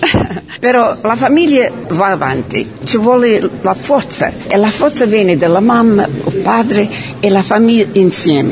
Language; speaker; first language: Italian; early bilingual, heritage; Italian